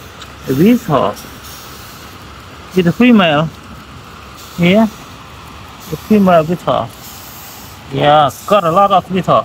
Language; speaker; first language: English; non-native, learner; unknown